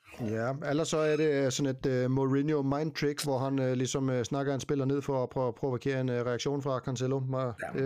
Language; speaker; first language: Danish; native; Danish